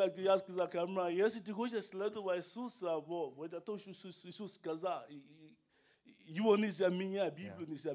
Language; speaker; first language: German; non-native, learner; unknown